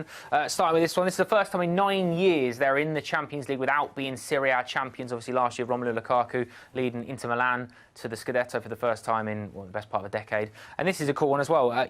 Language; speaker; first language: English; native; English